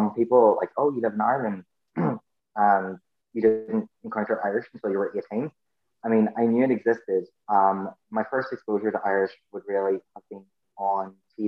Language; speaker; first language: English; native; English